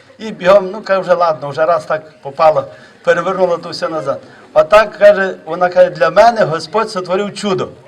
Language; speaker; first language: Ukrainian; native; Ukrainian